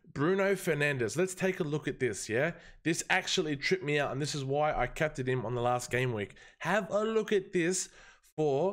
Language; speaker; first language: English; native; English